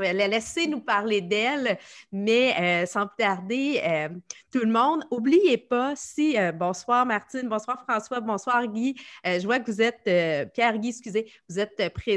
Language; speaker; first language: French; native; French